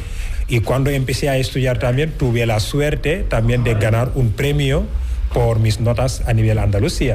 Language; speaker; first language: Spanish; non-native, fluent; Wolof